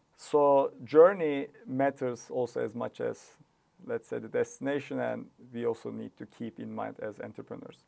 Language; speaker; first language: English; non-native, fluent; Turkish